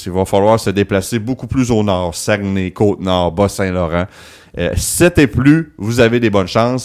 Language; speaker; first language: French; native; French